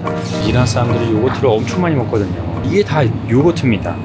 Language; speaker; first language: Korean; native; Korean